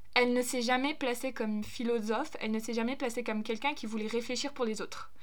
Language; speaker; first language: French; non-native, fluent; German